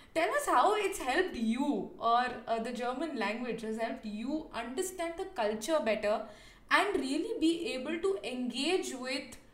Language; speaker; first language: English; non-native, local second language; Hindi